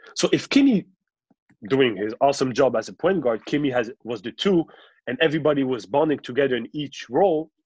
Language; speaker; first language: English; non-native, local second language; French